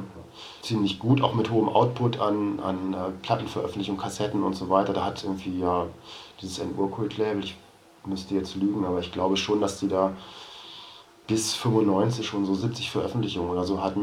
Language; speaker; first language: German; native; German